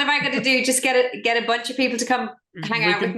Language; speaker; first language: English; native; English